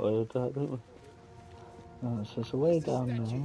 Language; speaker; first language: English; native; English